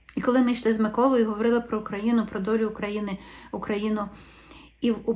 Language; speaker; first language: Ukrainian; native; Ukrainian